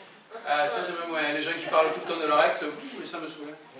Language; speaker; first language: French; native; French